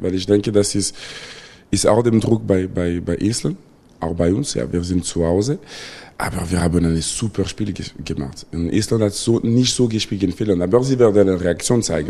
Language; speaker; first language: German; non-native, local second language; French